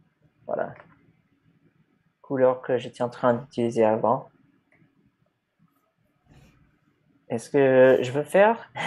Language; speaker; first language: French; non-native, fluent; English